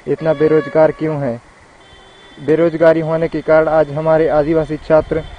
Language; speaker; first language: Hindi; native; Hindi